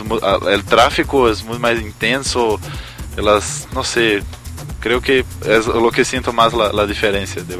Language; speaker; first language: Spanish; non-native, learner; Portuguese